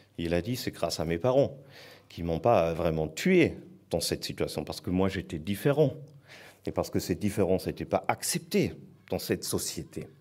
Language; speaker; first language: French; non-native, fluent; German